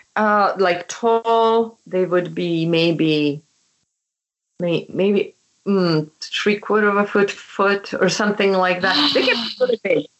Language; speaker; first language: English; non-native, fluent; Czech